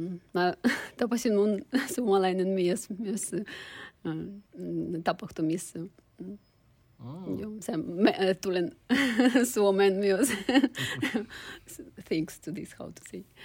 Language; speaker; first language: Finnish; non-native, learner; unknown